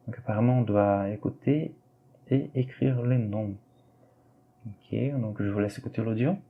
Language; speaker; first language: French; non-native, fluent; Portuguese